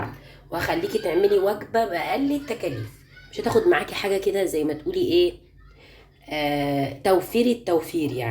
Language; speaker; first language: Arabic; native; Arabic